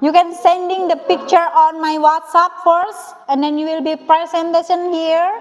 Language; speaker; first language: English; non-native, learner; Indonesian